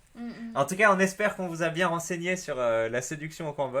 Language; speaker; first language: French; native; French